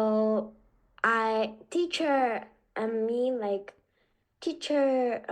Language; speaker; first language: English; non-native, learner; Korean